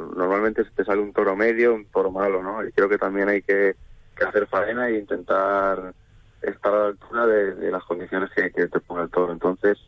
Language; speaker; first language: Spanish; native; Spanish